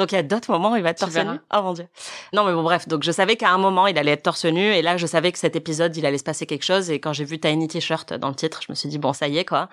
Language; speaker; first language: French; native; French